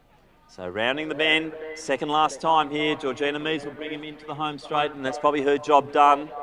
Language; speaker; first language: English; native; English